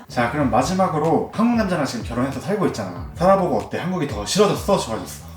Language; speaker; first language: Korean; native; Korean